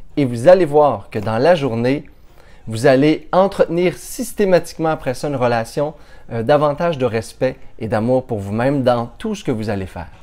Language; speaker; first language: French; native; French